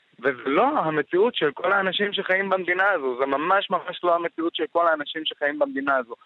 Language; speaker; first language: Hebrew; non-native, local second language; Arabic